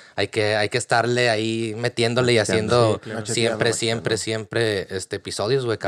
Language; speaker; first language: Spanish; native; Spanish